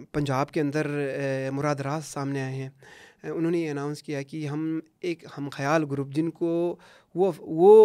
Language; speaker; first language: Urdu; non-native, local second language; Punjabi